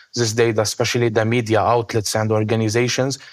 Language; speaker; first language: English; non-native, fluent; Arabic